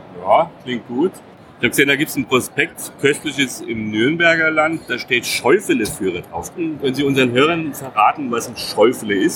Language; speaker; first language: German; native; German